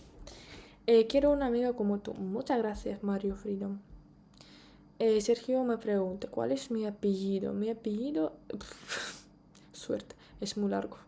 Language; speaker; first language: Spanish; non-native, fluent; Russian